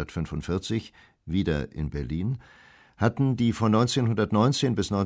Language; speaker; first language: German; native; German